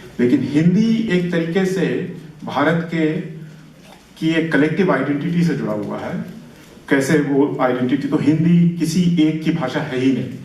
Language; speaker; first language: Hindi; non-native, local second language; Magahi